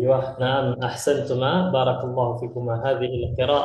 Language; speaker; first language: Arabic; non-native, fluent; Indonesian